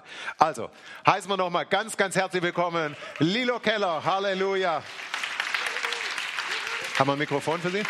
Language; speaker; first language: German; native; German